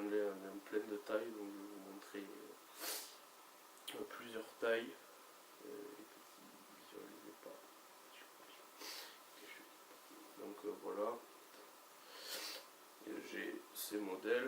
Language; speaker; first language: French; native; French